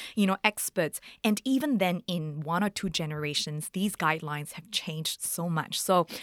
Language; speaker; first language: English; native; English